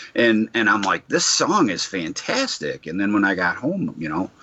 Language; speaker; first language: English; native; English